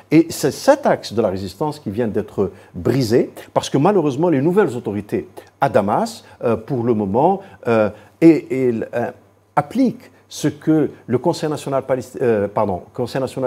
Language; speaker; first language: French; non-native, local second language; Arabic